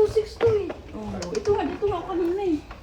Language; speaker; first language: Filipino; native; Filipino